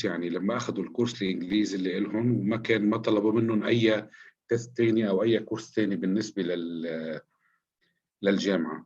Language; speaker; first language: Arabic; native; Arabic